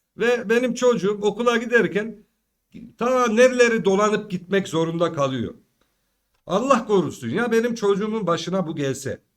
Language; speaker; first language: Turkish; early bilingual, heritage; Turkish